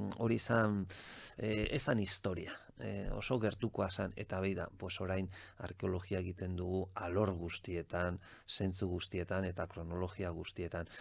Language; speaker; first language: Basque; non-native, local second language; Spanish